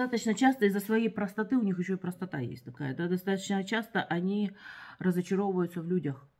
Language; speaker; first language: Russian; native; Russian